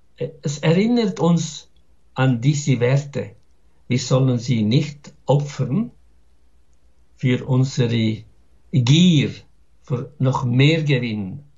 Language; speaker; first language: German; non-native, fluent; Arabic